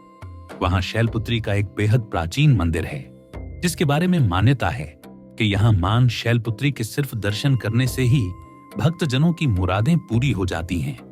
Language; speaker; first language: Hindi; native; Hindi